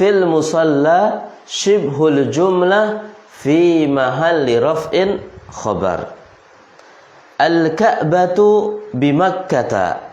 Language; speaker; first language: Arabic; non-native, fluent; Indonesian